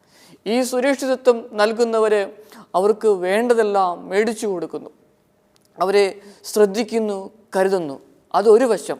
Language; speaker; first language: Malayalam; native; Malayalam